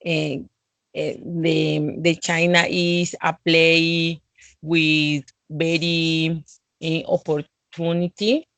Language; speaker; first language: English; non-native, learner; Spanish